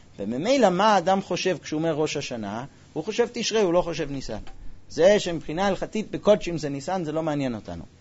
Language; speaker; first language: Hebrew; non-native, fluent; English